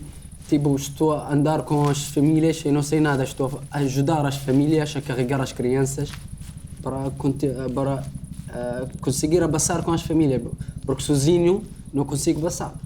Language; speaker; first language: Portuguese; non-native, learner; Arabic